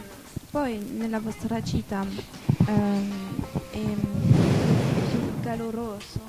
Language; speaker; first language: Italian; non-native, learner; French